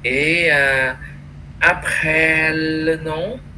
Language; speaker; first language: French; non-native, fluent; Vietnamese